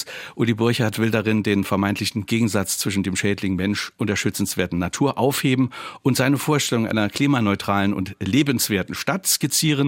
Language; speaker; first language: German; native; German